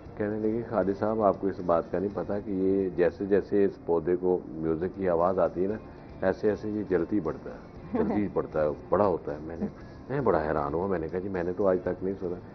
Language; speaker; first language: Urdu; non-native, local second language; Punjabi